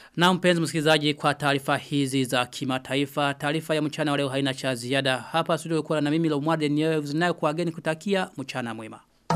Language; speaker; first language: Swahili; non-native, local second language; Rundi